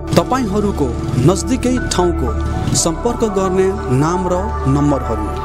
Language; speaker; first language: Nepali; early bilingual, heritage; Nepali